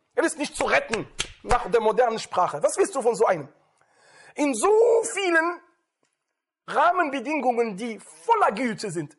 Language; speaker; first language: German; non-native, fluent; Arabic